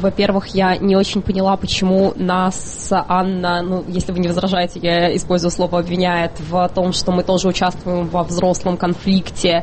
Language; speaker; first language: Russian; native; Russian